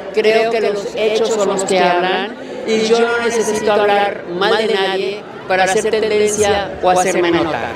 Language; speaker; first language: Spanish; native; Spanish